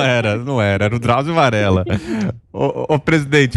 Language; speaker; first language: Portuguese; native; Portuguese